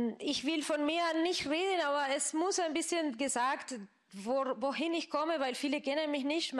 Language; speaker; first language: German; non-native, fluent; Spanish